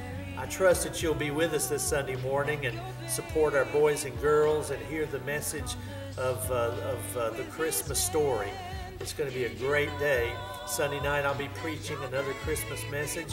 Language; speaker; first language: English; native; English